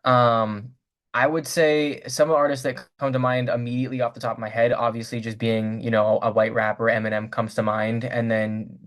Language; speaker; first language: English; native; English